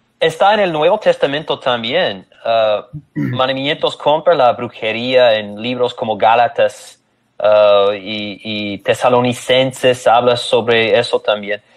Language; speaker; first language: Spanish; non-native, fluent; English